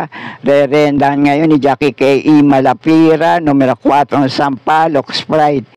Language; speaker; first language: Filipino; native; Filipino